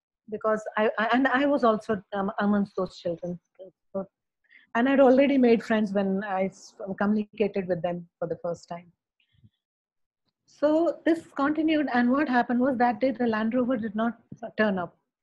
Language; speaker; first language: English; early bilingual, other home language; Hindi